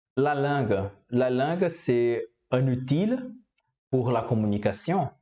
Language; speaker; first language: French; non-native, fluent; Portuguese